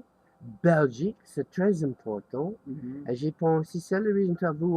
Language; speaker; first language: French; non-native, learner; English